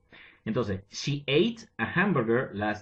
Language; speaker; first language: English; non-native, fluent; Spanish